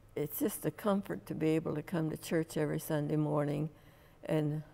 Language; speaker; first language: English; native; English